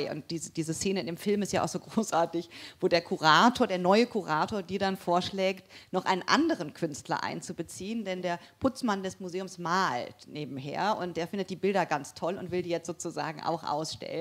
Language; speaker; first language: German; native; German